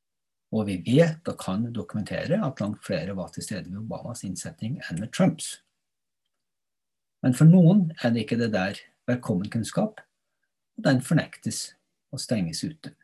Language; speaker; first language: Norwegian; native; Norwegian